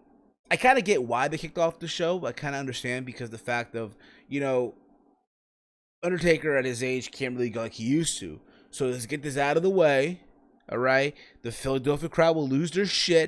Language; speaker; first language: English; native; English